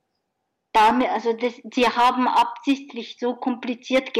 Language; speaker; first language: German; non-native, learner; Japanese